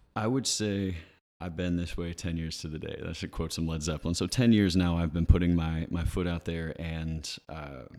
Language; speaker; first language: English; native; English